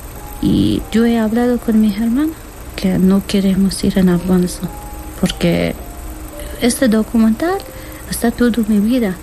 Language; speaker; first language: Spanish; non-native, learner; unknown